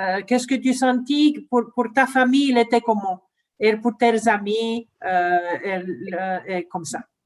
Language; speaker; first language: French; non-native, learner; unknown